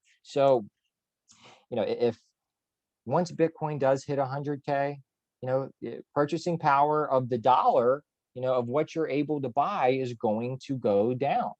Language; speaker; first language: English; native; English